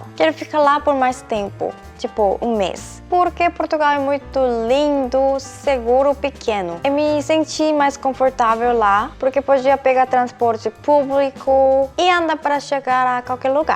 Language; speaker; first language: Portuguese; non-native, fluent; Korean